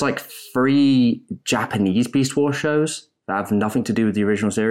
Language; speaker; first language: English; native; English